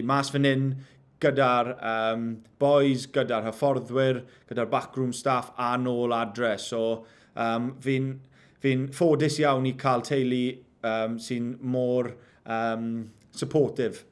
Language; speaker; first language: Welsh; non-native, local second language; English